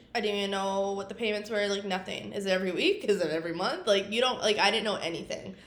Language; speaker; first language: English; native; English